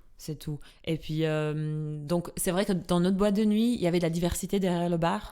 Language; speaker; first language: French; non-native, fluent; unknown